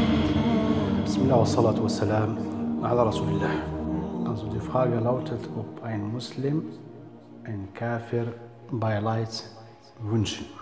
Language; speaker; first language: German; non-native, fluent; Arabic